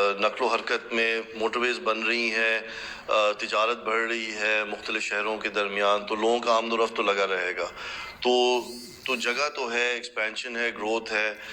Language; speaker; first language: Urdu; native; Urdu